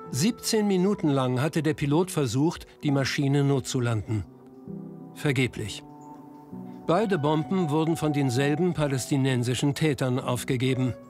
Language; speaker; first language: German; native; German